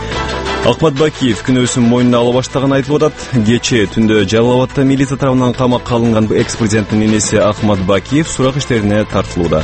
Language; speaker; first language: Kyrgyz; native; Kyrgyz